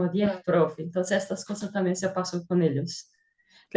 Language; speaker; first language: Spanish; non-native, fluent; Portuguese